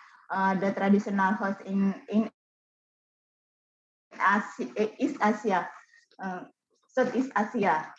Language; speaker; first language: English; non-native, learner; Indonesian